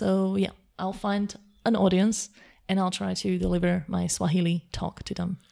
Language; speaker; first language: English; non-native, fluent; Slovak